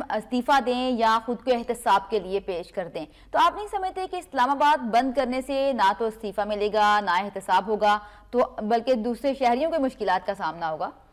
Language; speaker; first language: Urdu; native; Urdu